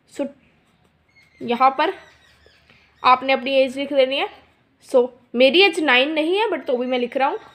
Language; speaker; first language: Hindi; non-native, local second language; Punjabi